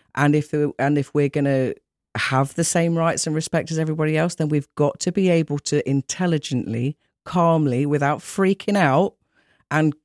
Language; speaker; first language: English; native; English